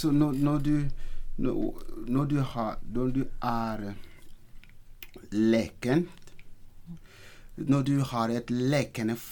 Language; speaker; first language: Norwegian; non-native, fluent; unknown